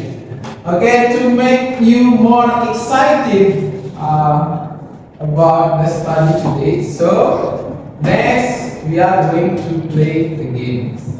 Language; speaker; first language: English; non-native, learner; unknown